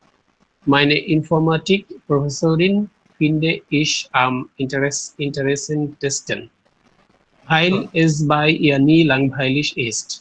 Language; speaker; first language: German; non-native, learner; Bangla